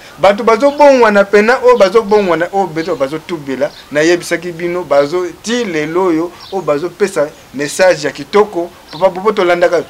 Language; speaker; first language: Lingala; non-native, local second language; Kongo